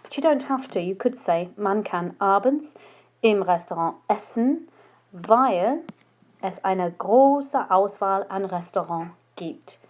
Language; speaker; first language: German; non-native, fluent; English